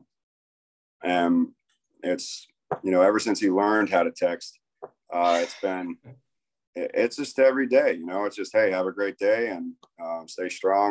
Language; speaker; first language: English; native; English